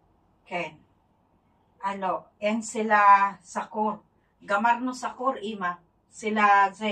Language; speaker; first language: Hebrew; non-native, learner; Filipino